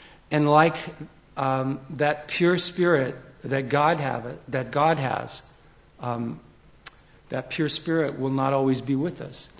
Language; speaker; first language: English; native; English